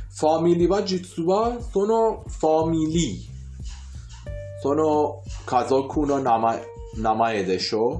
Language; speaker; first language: Japanese; non-native, fluent; Persian